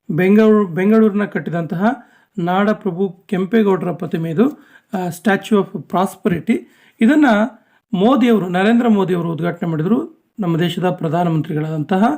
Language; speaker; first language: Kannada; native; Kannada